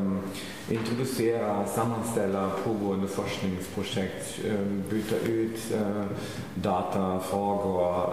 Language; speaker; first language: Swedish; non-native, fluent; German